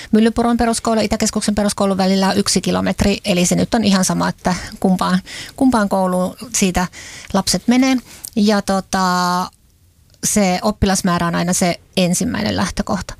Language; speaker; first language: Finnish; native; Finnish